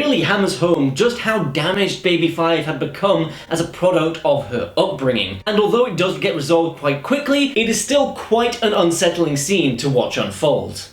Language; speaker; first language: English; native; English